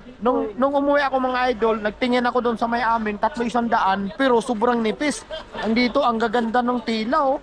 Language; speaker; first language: Filipino; native; Filipino